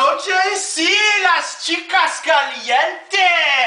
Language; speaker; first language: Spanish; non-native, learner; English